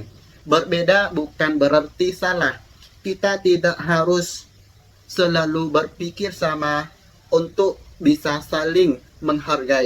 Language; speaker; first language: Indonesian; non-native, fluent; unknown